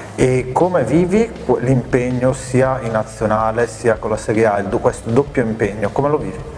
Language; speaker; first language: Italian; native; Italian